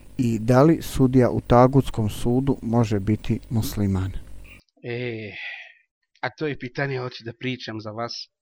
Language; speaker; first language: Bosnian; non-native, learner; Arabic